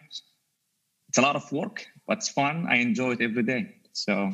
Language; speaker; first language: English; non-native, fluent; Arabic